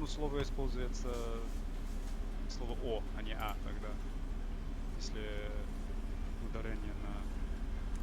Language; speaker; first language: Russian; non-native, learner; English